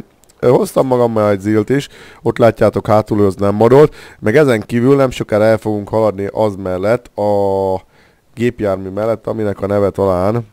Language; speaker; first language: Hungarian; native; Hungarian